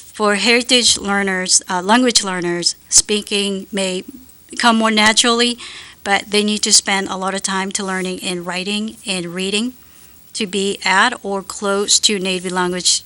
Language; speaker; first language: English; non-native, fluent; Japanese